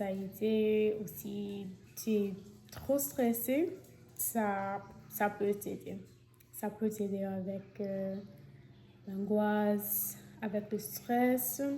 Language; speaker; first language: French; non-native, fluent; English